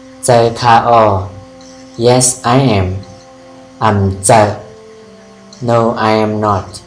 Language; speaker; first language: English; non-native, learner; Shan